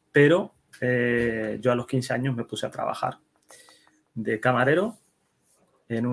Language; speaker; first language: Spanish; early bilingual, other home language; Dutch